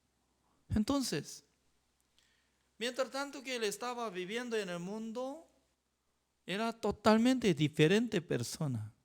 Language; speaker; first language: Spanish; non-native, learner; Korean